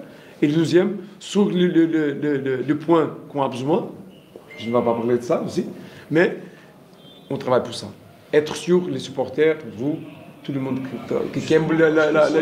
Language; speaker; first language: French; non-native, learner; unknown